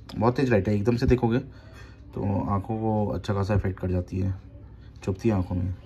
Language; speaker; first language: Hindi; native; Hindi